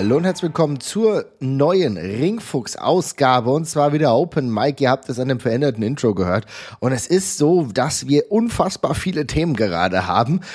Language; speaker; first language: German; native; German